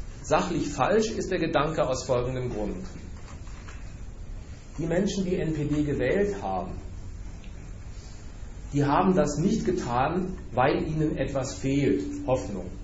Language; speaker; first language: German; native; German